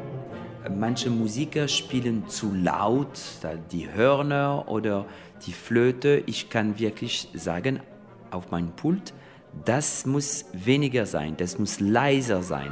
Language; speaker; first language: German; non-native, fluent; French